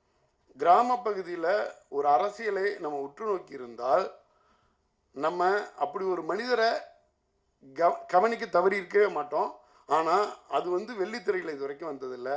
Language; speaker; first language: Tamil; native; Tamil